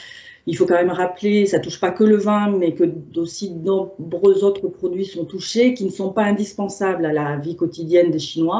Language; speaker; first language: French; native; French